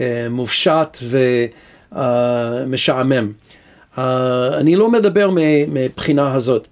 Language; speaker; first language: Hebrew; non-native, fluent; English